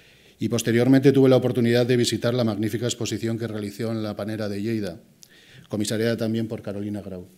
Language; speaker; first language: Spanish; native; Spanish